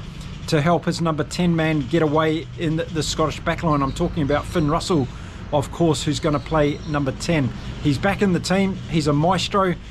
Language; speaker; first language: English; native; English